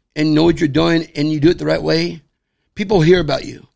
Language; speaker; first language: English; native; English